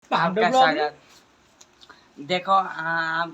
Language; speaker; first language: Hindi; non-native, learner; Odia